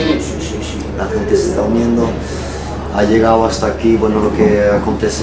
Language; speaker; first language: Spanish; early bilingual, heritage; Spanish